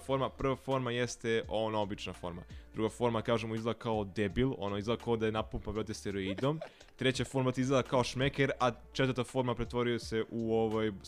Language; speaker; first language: Serbian; early bilingual, heritage; Serbian